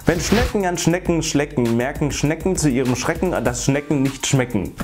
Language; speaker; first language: German; native; German